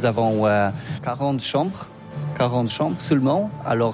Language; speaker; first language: French; non-native, learner; Polish